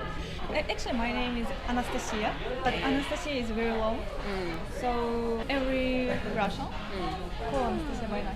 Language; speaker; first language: English; non-native, learner; Russian